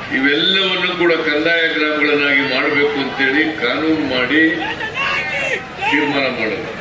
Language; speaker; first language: Kannada; native; Kannada